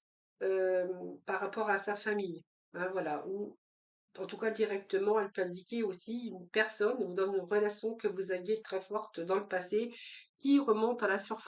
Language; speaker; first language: French; native; French